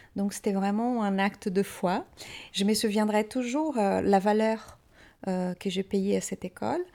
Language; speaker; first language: French; non-native, fluent; Portuguese